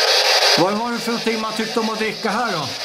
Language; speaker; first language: Swedish; native; Swedish